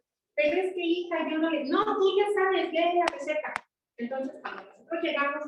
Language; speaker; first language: Spanish; native; Spanish